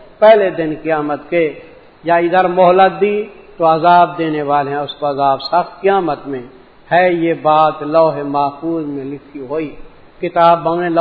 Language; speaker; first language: Urdu; non-native, local second language; Punjabi